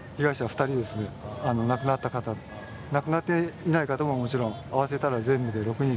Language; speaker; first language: Japanese; native; Japanese